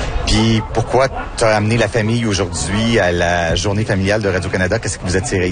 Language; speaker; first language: French; native; French